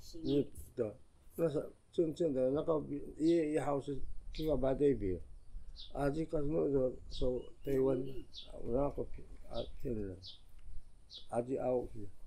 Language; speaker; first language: Chinese; non-native, local second language; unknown